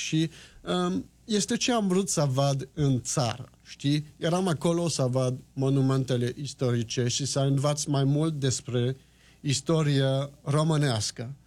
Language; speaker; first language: Romanian; non-native, fluent; French